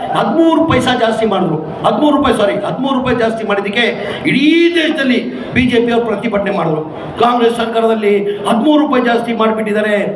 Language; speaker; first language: Kannada; non-native, local second language; Urdu